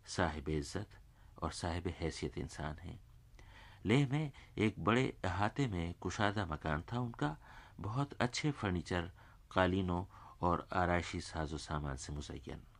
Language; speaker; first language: Urdu; native; Urdu